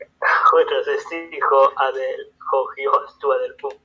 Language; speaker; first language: Greek; non-native, learner; Spanish